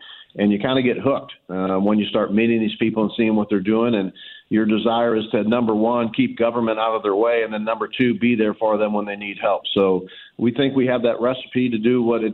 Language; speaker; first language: English; native; English